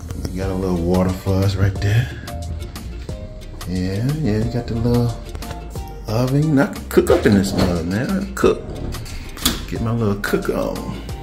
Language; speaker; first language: English; native; English